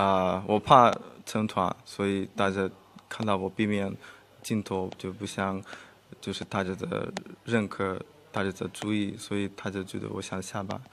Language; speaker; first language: Chinese; non-native, fluent; Russian